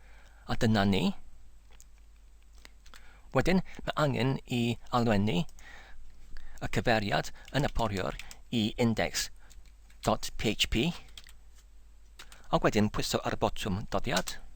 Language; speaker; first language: Welsh; non-native, learner; English